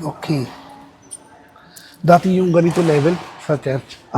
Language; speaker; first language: Filipino; non-native, learner; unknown